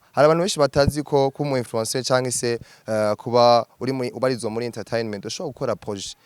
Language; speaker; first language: Rundi; native; Rundi